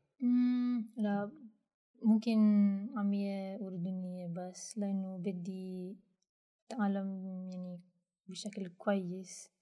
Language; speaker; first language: Arabic; non-native, learner; Malay